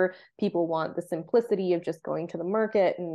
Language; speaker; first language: English; native; English